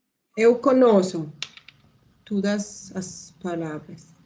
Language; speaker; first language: Portuguese; non-native, learner; Spanish